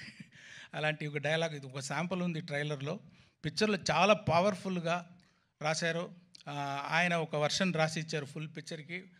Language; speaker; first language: Telugu; non-native, learner; Tamil